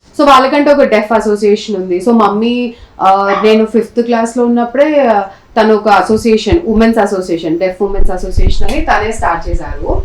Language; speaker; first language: Telugu; non-native, local second language; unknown